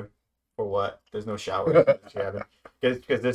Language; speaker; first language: English; native; English